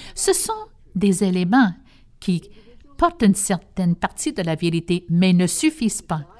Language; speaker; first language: French; non-native, fluent; English